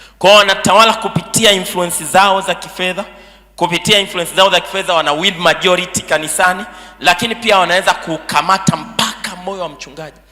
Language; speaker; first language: Swahili; native; Swahili